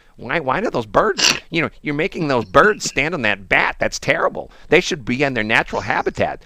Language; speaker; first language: English; early bilingual, other home language; German